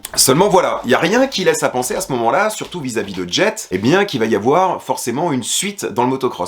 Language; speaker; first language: French; native; French